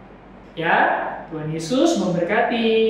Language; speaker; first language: Indonesian; native; Indonesian